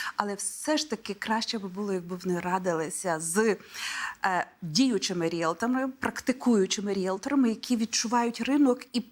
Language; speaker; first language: Ukrainian; native; Ukrainian